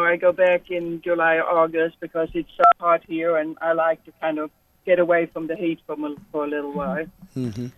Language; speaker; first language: English; non-native, fluent; Swedish